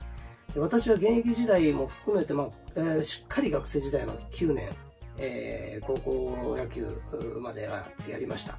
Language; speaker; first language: Japanese; native; Japanese